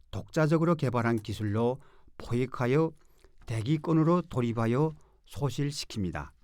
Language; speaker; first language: Korean; native; Korean